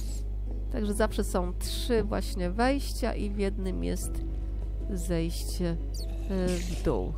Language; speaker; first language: Polish; native; Polish